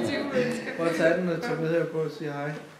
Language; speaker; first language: Danish; native; Danish